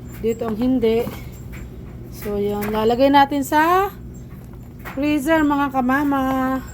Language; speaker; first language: Filipino; native; Filipino